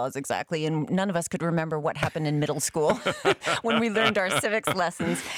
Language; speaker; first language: English; native; English